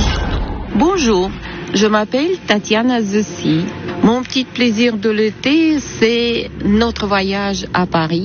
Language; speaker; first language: French; non-native, fluent; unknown